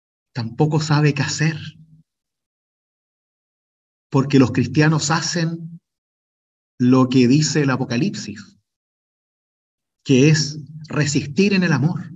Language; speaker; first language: Spanish; native; Spanish